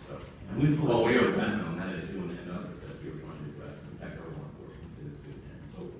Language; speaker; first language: English; native; English